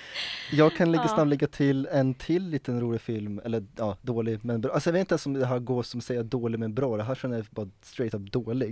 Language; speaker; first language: Swedish; native; Swedish